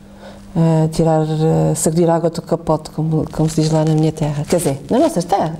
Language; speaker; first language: Portuguese; native; Portuguese